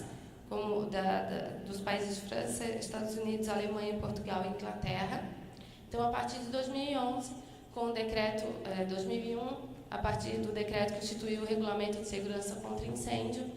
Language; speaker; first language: Portuguese; native; Portuguese